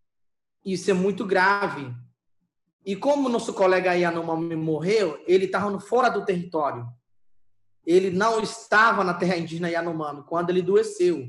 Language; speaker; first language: Portuguese; non-native, local second language; Yanomámi